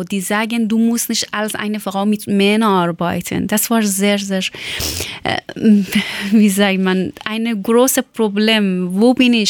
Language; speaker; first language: German; non-native, learner; Persian